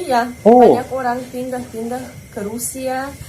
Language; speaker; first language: Indonesian; non-native, fluent; Russian